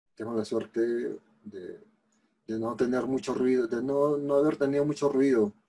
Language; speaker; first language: Spanish; native; Spanish